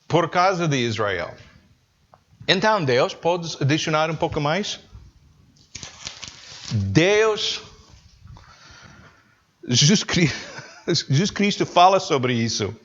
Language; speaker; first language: Portuguese; non-native, learner; English